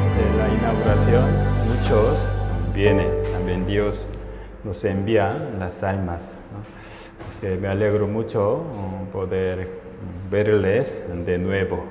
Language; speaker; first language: Spanish; non-native, fluent; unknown